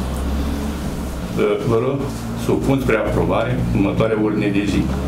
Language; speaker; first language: Romanian; native; Romanian